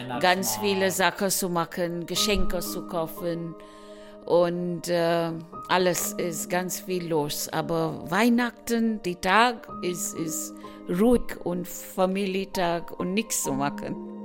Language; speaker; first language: German; non-native, learner; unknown